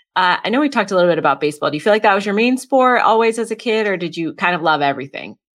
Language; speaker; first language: English; native; English